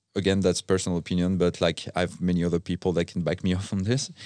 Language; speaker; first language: English; non-native, fluent; French